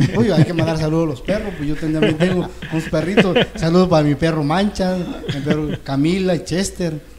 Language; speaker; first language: Spanish; non-native, local second language; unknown